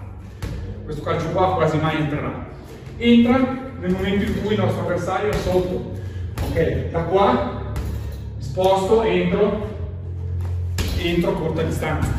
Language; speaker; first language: Italian; native; Italian